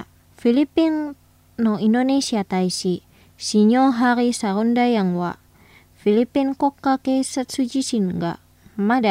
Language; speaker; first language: Japanese; non-native, fluent; Indonesian